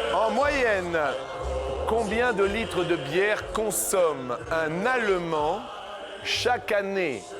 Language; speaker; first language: French; native; French